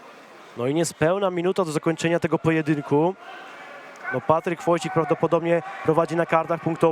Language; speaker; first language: Polish; native; Polish